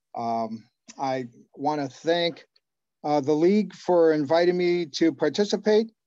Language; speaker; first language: English; native; English